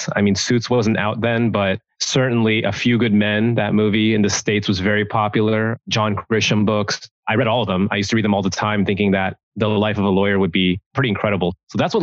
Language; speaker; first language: English; native; English